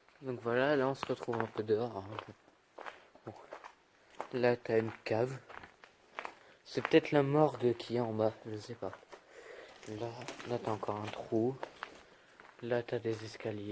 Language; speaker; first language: French; native; French